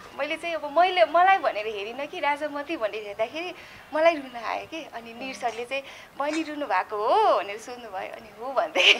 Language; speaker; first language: Nepali; non-native, local second language; Newari